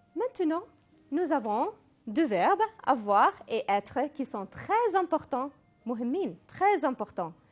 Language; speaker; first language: French; non-native, fluent; Arabic